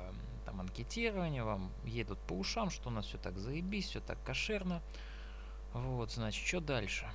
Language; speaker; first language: Russian; native; Russian